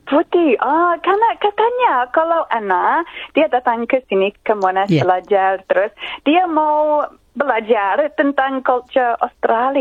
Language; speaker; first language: Indonesian; non-native, fluent; English